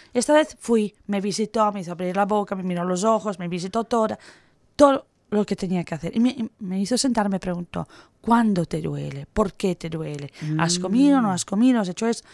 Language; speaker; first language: Spanish; non-native, fluent; Italian